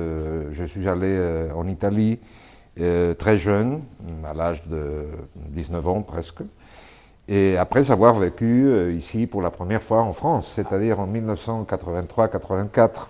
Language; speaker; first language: French; non-native, fluent; Spanish